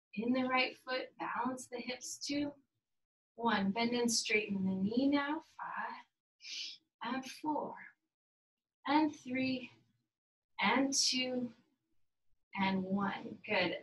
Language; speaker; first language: English; native; English